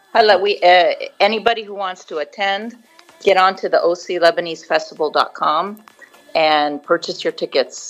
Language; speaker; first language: English; early bilingual, other home language; Arabic